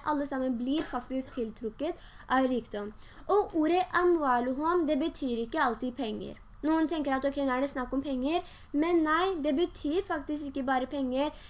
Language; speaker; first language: Norwegian; early bilingual, other home language; Urdu